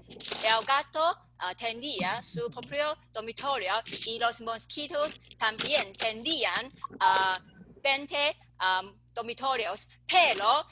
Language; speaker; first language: Spanish; non-native, learner; English